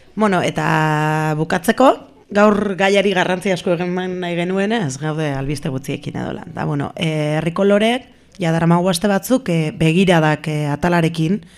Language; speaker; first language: Basque; non-native, local second language; Spanish